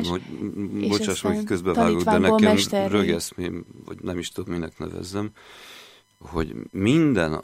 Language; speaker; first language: Hungarian; native; Hungarian